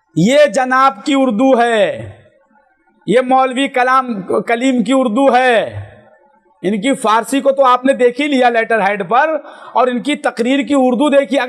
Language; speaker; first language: Urdu; native; Urdu